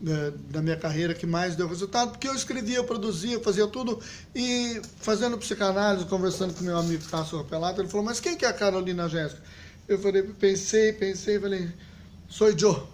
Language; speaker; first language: Portuguese; native; Portuguese